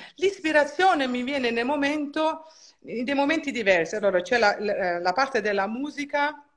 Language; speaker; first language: Italian; native; Italian